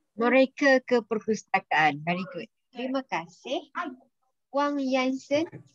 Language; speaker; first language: Malay; native; Malay